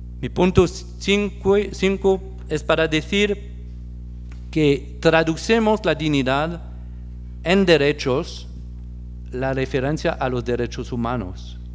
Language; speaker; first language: Spanish; non-native, fluent; French